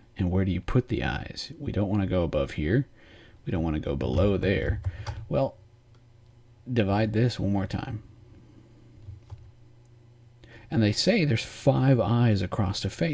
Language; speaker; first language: English; native; English